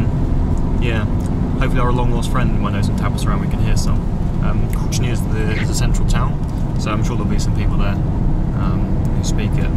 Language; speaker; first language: English; native; English